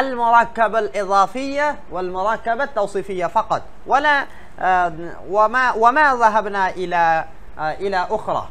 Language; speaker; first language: Arabic; non-native, fluent; Bangla